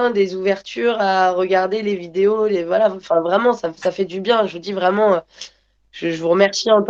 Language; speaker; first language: French; native; French